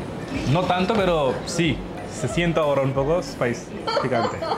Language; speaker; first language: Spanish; non-native, learner; Hindi